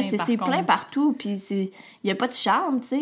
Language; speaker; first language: French; native; French